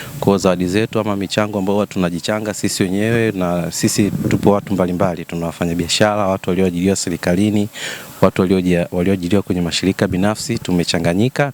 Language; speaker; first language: Swahili; native; Swahili